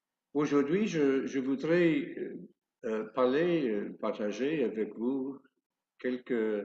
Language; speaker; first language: French; non-native, fluent; English